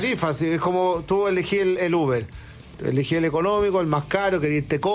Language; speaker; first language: Spanish; native; Spanish